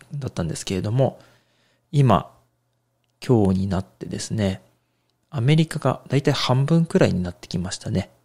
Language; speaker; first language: Japanese; native; Japanese